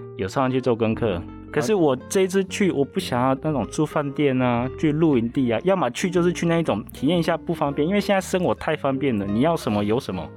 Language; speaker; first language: Chinese; non-native, fluent; Japanese